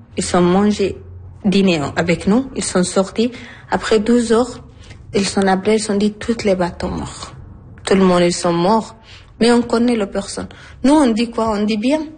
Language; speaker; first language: French; non-native, learner; Arabic